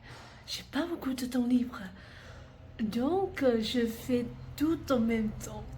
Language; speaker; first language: French; non-native, fluent; Vietnamese